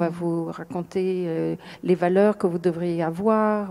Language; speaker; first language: French; non-native, fluent; English